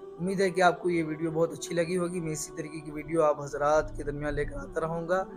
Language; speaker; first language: Urdu; native; Urdu